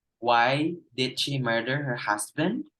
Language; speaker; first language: English; non-native, fluent; Indonesian